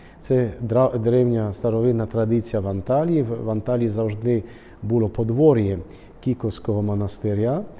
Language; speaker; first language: Ukrainian; early bilingual, heritage; Ukrainian